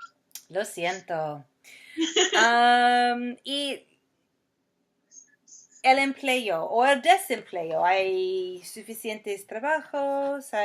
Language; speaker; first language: Spanish; non-native, fluent; English